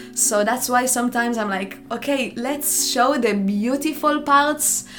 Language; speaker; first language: English; non-native, fluent; Hebrew